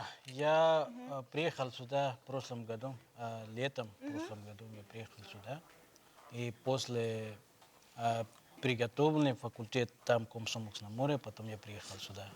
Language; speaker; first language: Russian; non-native, learner; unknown